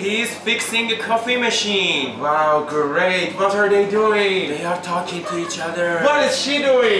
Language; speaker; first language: English; non-native, fluent; Turkish